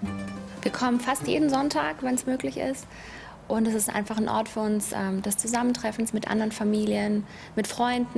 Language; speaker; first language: German; early bilingual, other home language; Greek